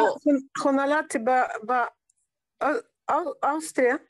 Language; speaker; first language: Hebrew; non-native, learner; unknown